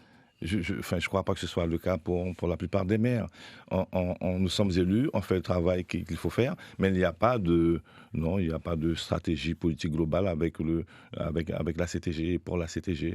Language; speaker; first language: French; native; French